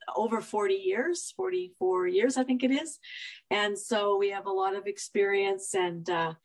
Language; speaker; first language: English; native; English